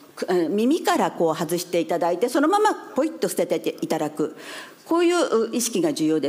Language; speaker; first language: Japanese; native; Japanese